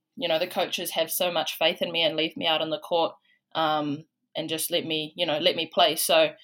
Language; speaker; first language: English; native; English